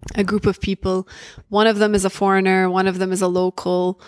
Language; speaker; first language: English; early bilingual, other home language; Arabic